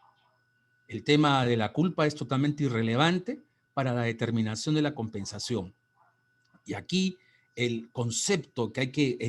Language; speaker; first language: Spanish; native; Spanish